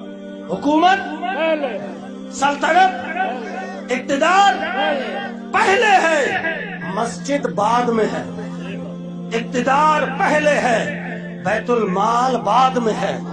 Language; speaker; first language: Urdu; native; Urdu